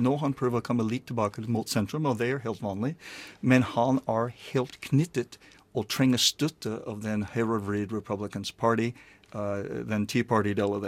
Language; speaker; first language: Norwegian; non-native, learner; English